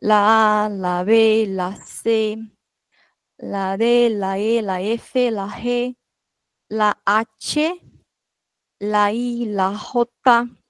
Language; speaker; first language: Spanish; non-native, fluent; Portuguese